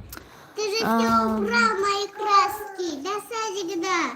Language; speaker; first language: Russian; non-native, local second language; Tajik